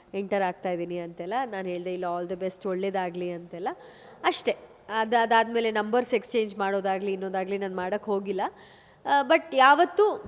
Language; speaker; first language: Kannada; non-native, local second language; Kodava